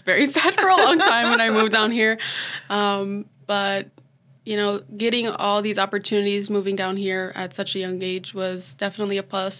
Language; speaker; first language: English; native; English